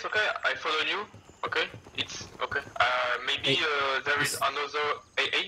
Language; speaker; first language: English; non-native, learner; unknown